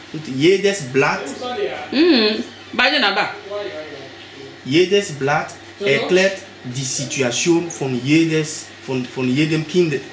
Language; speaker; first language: German; non-native, fluent; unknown